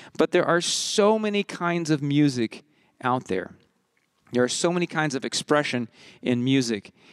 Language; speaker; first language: English; early bilingual, heritage; English